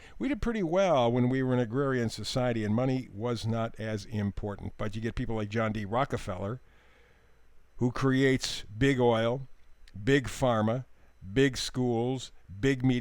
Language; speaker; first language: English; native; English